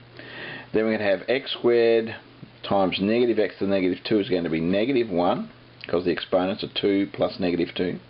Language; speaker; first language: English; native; English